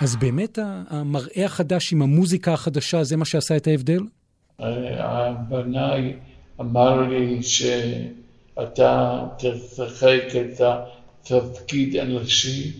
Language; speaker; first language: Hebrew; native; Hebrew